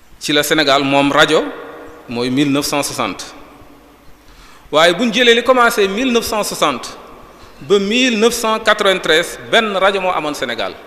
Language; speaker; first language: Wolof; native; Wolof